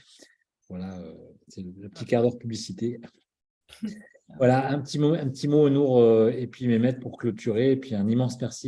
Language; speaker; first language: French; native; French